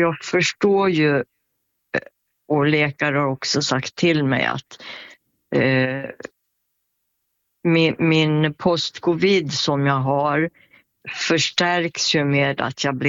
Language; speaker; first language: Swedish; native; Swedish